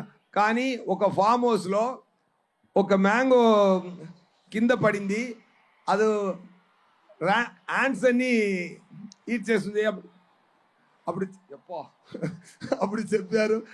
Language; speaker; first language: Telugu; non-native, fluent; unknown